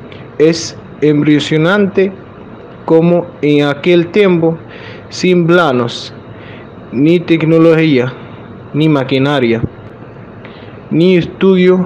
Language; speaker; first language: Spanish; non-native, fluent; Arabic